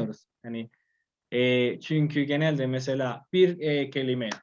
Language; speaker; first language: Turkish; non-native, fluent; Spanish